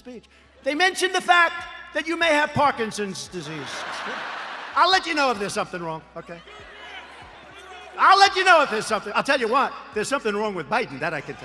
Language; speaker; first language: English; native; English